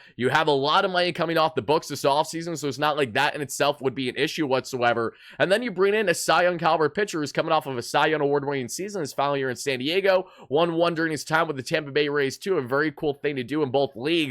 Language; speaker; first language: English; native; English